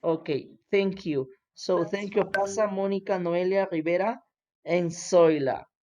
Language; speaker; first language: English; non-native, fluent; Spanish